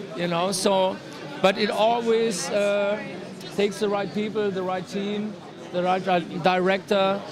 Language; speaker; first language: English; non-native, fluent; German